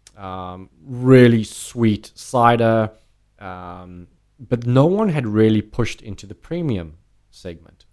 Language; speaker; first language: English; native; English